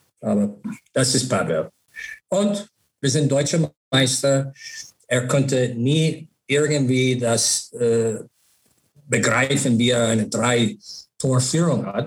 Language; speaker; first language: German; non-native, learner; English